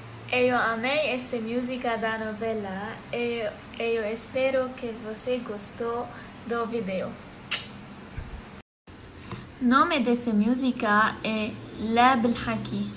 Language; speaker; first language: Portuguese; non-native, learner; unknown